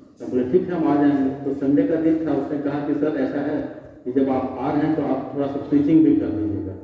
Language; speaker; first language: Hindi; native; Hindi